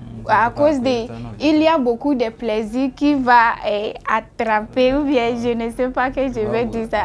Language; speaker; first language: French; non-native, learner; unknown